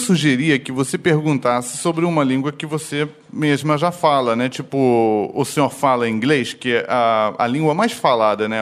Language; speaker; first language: Portuguese; non-native, fluent; Russian